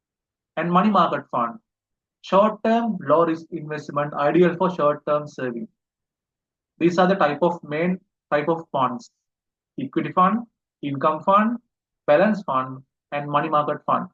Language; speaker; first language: English; non-native, local second language; Sinhala